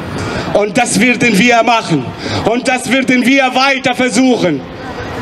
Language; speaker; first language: German; non-native, fluent; Arabic